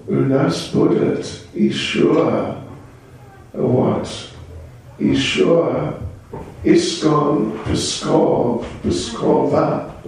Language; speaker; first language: Russian; non-native, learner; English